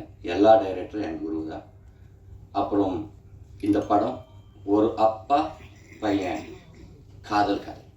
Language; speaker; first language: Tamil; non-native, learner; Telugu